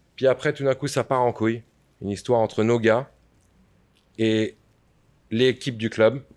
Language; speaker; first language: French; native; French